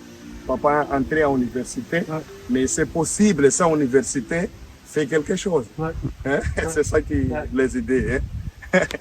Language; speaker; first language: French; non-native, learner; Portuguese